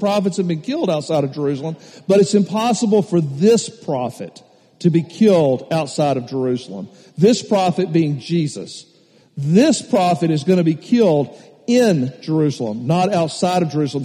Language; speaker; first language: English; native; English